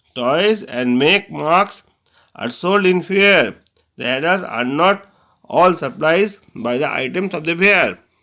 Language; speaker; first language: English; non-native, local second language; Bangla